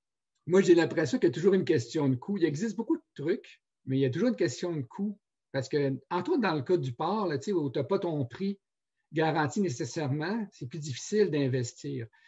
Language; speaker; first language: French; native; French